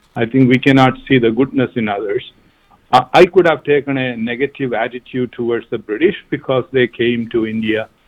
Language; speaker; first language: English; non-native, local second language; Malayalam